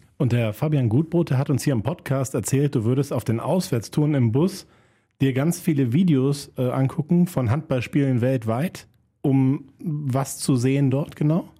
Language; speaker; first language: German; native; German